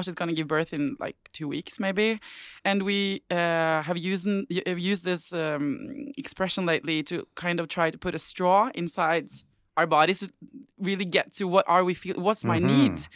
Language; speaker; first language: English; non-native, fluent; Norwegian